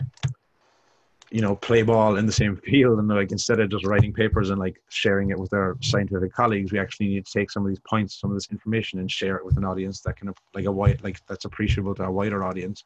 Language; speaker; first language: English; native; English